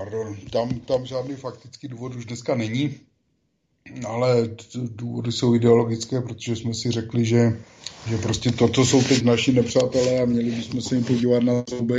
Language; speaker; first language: Czech; native; Czech